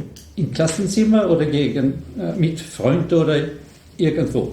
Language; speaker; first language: German; non-native, learner; Swedish